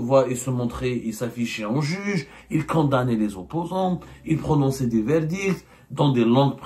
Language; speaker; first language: French; non-native, local second language; Arabic